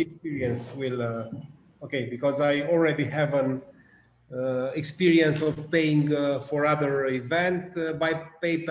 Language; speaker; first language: English; non-native, learner; Romanian